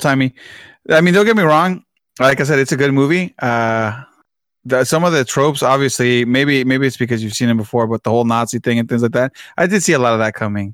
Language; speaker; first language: English; early bilingual, other home language; Spanish